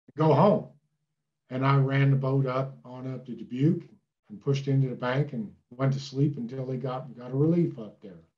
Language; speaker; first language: English; native; English